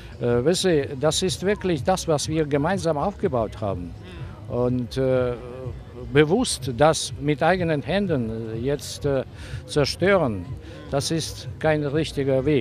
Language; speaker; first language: German; non-native, fluent; Russian